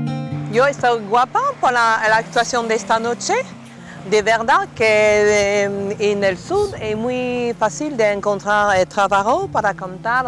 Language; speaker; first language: Spanish; non-native, learner; French